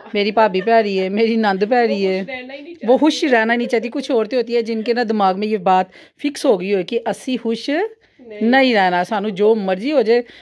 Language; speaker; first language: Urdu; non-native, local second language; Punjabi